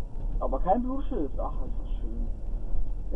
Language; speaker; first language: German; native; German